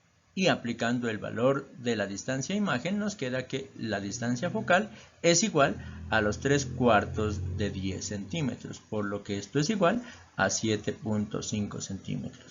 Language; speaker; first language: Spanish; native; Spanish